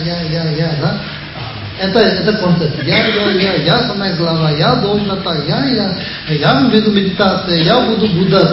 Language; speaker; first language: Russian; non-native, learner; Tibetan